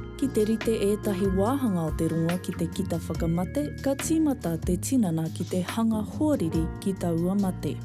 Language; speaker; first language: Māori; native; Māori